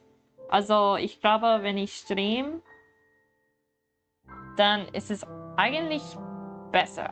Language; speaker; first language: German; non-native, learner; English